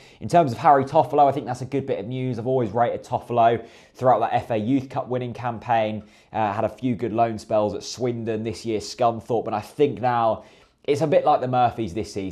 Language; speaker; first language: English; native; English